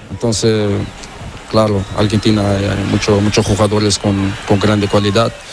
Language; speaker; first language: Spanish; non-native, learner; Portuguese